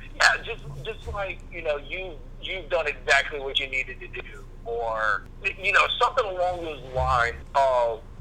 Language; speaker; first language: English; native; English